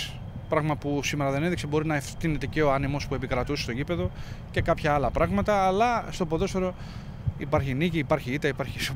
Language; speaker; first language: Greek; native; Greek